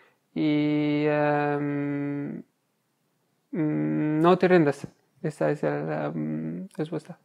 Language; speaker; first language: Spanish; non-native, fluent; Arabic